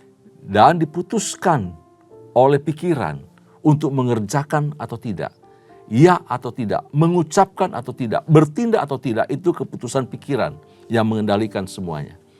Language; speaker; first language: Indonesian; native; Indonesian